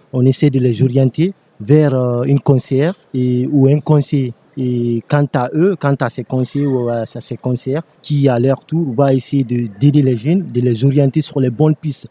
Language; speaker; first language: French; non-native, local second language; Fula